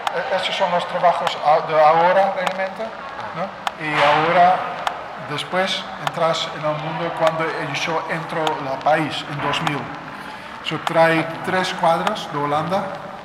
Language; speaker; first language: Spanish; non-native, learner; Dutch